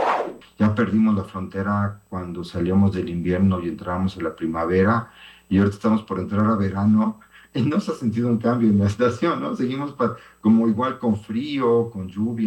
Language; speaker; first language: Spanish; native; Spanish